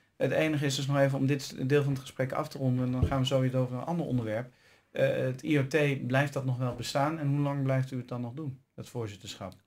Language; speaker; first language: Dutch; native; Dutch